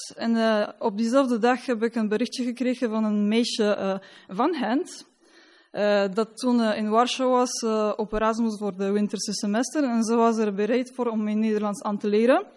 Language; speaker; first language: Dutch; non-native, fluent; Polish